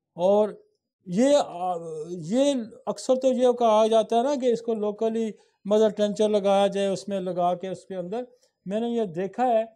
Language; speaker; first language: Urdu; non-native, local second language; Saraiki